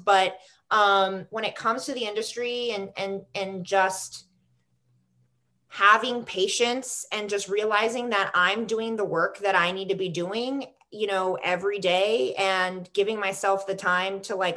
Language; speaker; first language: English; native; English